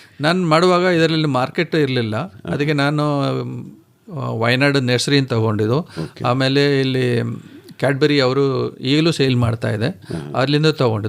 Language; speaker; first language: Kannada; non-native, local second language; Malayalam